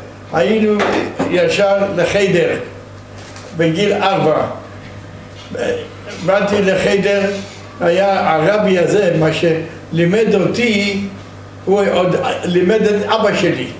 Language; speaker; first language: Hebrew; non-native, fluent; Yiddish